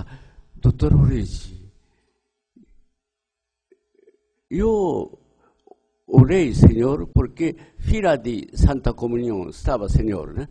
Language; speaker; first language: Portuguese; non-native, learner; Japanese